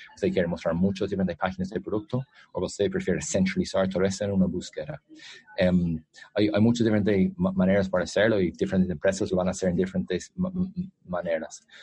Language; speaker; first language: Spanish; non-native, fluent; English